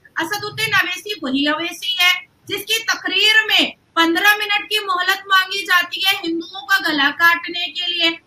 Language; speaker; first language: Hindi; native; Hindi